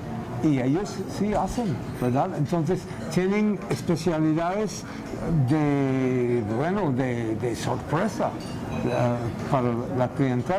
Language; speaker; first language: Spanish; non-native, fluent; English